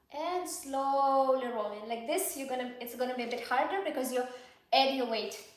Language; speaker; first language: English; non-native, fluent; Ukrainian